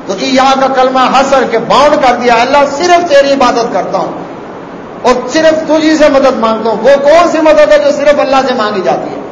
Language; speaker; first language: Urdu; non-native, local second language; Saraiki